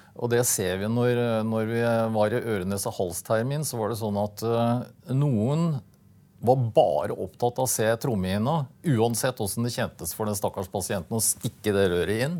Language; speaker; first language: Norwegian; native; Norwegian